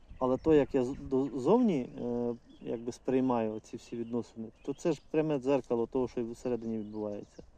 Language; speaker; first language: Ukrainian; non-native, local second language; Russian